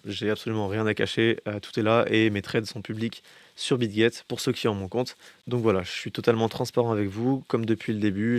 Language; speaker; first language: French; native; French